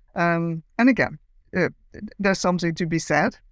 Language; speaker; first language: English; non-native, fluent; Dutch